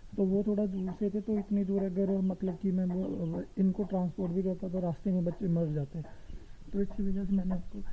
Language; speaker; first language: Hindi; non-native, local second language; Punjabi